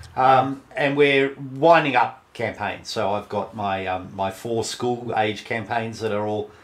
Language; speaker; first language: English; native; English